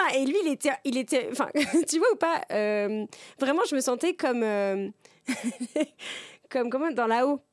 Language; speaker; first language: French; native; French